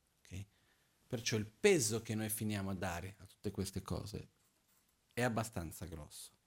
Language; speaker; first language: Italian; non-native, fluent; Portuguese